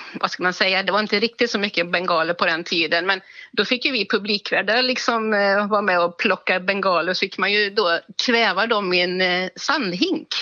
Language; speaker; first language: Swedish; native; Swedish